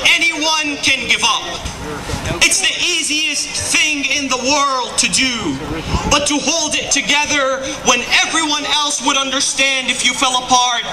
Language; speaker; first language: English; non-native, fluent; Arabic